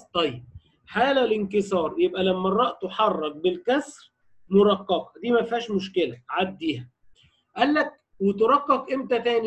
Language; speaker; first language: Arabic; native; Arabic